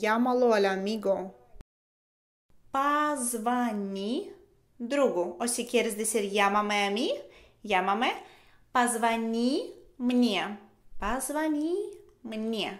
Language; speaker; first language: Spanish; non-native, fluent; Russian